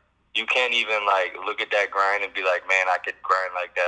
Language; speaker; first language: English; native; English